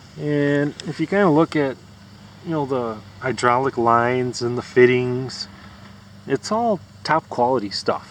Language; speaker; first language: English; native; English